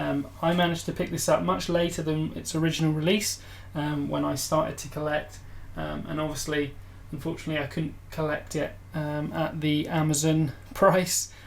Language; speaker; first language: English; native; English